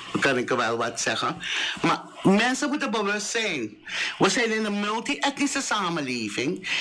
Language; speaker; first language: Dutch; native; Dutch